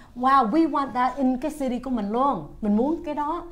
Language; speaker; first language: Vietnamese; early bilingual, heritage; Vietnamese